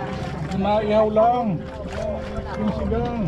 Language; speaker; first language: Filipino; non-native, local second language; Bikol